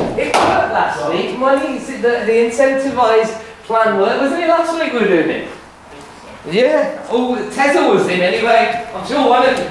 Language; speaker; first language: English; native; English